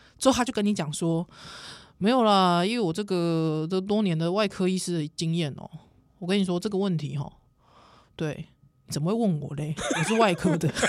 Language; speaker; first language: Chinese; native; Chinese